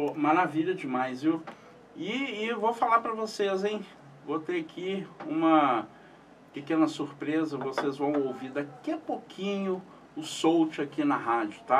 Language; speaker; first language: Portuguese; native; Portuguese